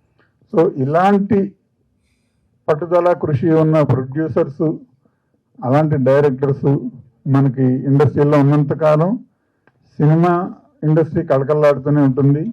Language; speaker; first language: Telugu; native; Telugu